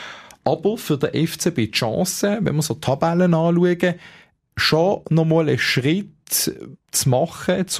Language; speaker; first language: German; native; German